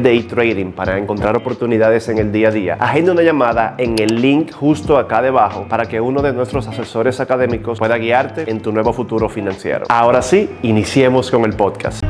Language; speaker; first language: Spanish; native; Spanish